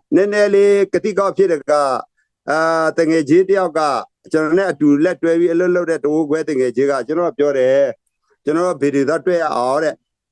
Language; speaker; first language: Burmese; non-native, local second language; S'gaw Karen